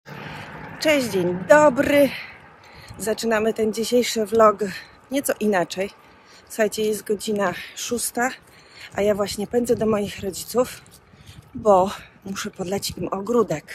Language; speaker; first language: Polish; native; Polish